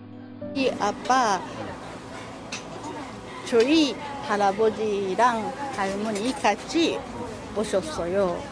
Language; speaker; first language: Korean; early bilingual, heritage; Japanese